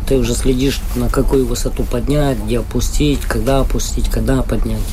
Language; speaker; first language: Russian; non-native, local second language; Ukrainian